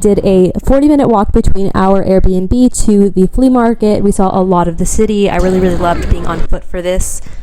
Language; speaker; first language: English; native; English